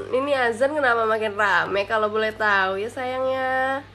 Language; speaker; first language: Indonesian; native; Indonesian